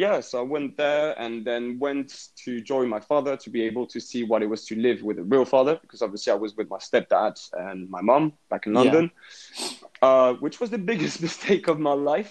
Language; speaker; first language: English; native; English